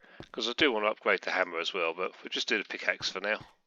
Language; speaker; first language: English; native; English